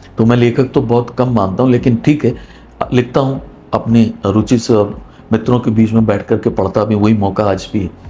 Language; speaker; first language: Hindi; non-native, local second language; Punjabi